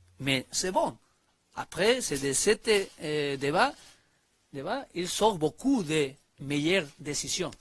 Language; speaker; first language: French; non-native, learner; Spanish